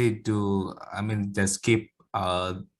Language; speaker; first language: English; non-native, learner; Indonesian